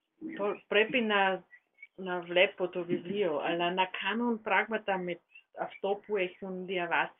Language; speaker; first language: Greek; non-native, learner; German